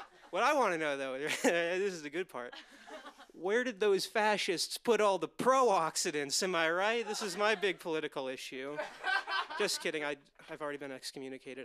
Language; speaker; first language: English; native; English